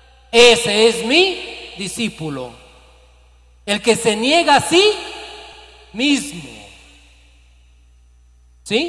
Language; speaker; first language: Spanish; native; Spanish